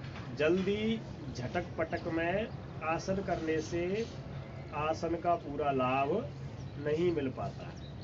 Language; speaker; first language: Hindi; native; Hindi